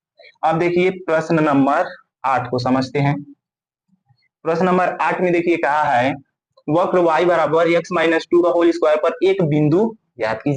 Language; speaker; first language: Hindi; native; Hindi